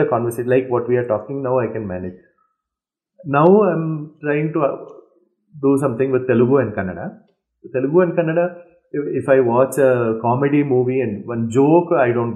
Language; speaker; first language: English; non-native, local second language; Malayalam